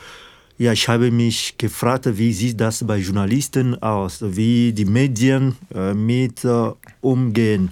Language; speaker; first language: German; non-native, fluent; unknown